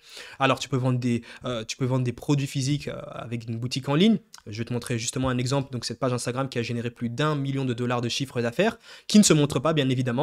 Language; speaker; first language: French; native; French